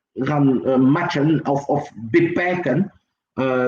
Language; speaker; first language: Dutch; non-native, local second language; French